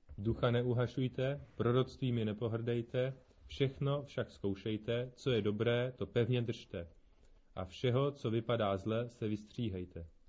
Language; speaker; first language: Czech; native; Czech